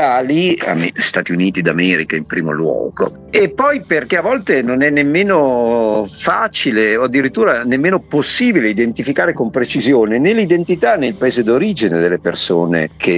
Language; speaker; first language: Italian; native; Italian